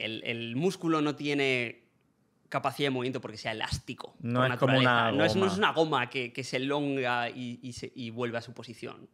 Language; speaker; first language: Spanish; native; Spanish